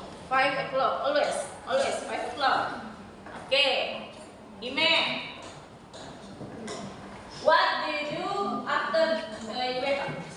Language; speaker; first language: English; non-native, learner; Indonesian